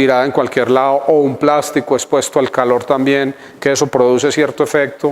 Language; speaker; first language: Spanish; native; Spanish